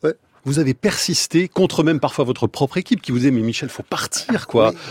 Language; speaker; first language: French; native; French